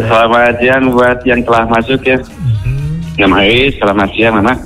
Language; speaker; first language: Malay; non-native, local second language; Sundanese